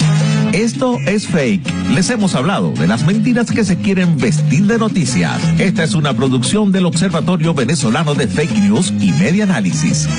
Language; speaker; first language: Spanish; native; Spanish